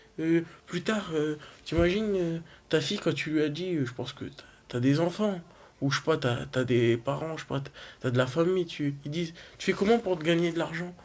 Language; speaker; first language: French; native; French